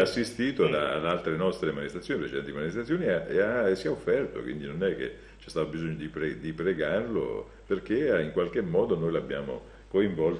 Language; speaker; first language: Italian; native; Italian